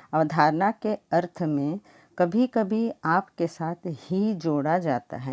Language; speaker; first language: Hindi; non-native, local second language; Telugu